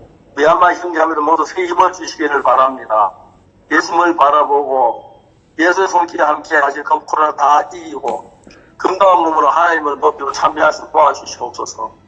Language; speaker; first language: Korean; non-native, learner; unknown